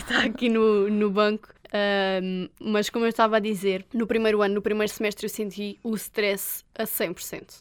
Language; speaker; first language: Portuguese; native; Portuguese